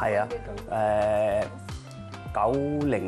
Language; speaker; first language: Cantonese; non-native, fluent; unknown